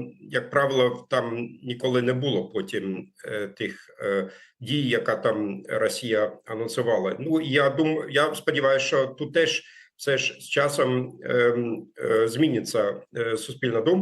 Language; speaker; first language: Ukrainian; non-native, fluent; German